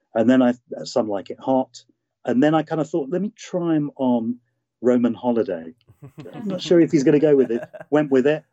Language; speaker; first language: English; native; English